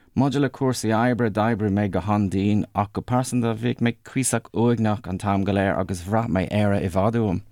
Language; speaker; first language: Irish; non-native, local second language; English